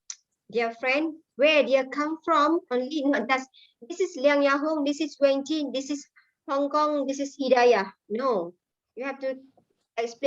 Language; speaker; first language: English; non-native, local second language; Malay